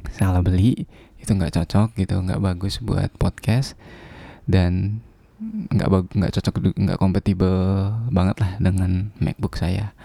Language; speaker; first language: Indonesian; non-native, local second language; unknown